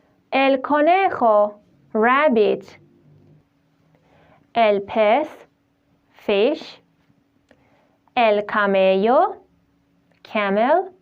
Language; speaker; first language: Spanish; non-native, fluent; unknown